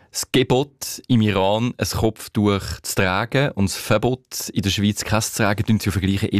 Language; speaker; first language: German; native; German